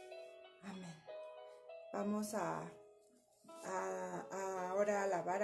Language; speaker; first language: Spanish; native; Spanish